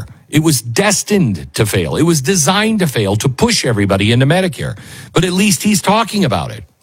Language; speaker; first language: English; native; English